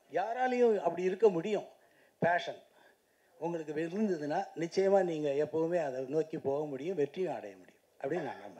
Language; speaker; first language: Tamil; native; Tamil